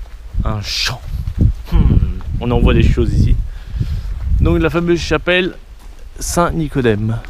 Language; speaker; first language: French; native; French